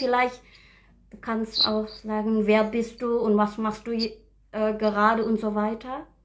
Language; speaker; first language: German; non-native, learner; Indonesian